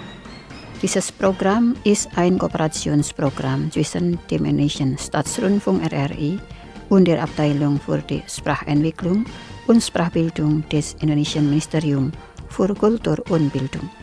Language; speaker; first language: German; non-native, fluent; Indonesian